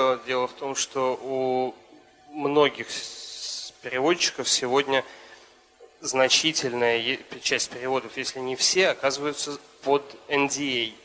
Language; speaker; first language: Russian; native; Russian